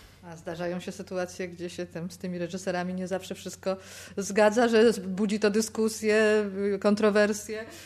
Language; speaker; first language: Polish; native; Polish